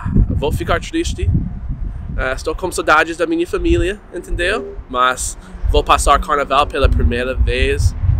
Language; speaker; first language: Portuguese; non-native, learner; English